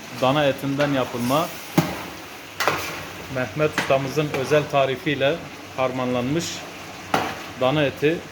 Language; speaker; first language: Turkish; native; Turkish